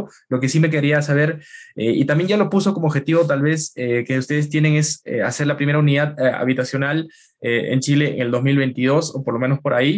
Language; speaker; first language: Spanish; native; Spanish